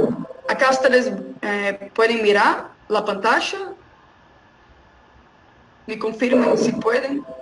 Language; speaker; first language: Spanish; non-native, fluent; Portuguese